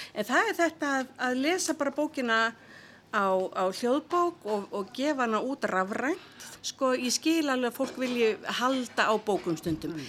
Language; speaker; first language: Icelandic; native; Icelandic